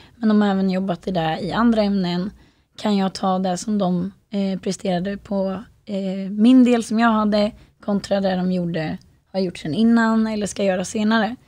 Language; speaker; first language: Swedish; native; Swedish